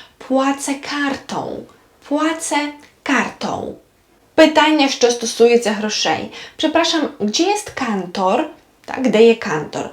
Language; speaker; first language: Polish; non-native, fluent; Ukrainian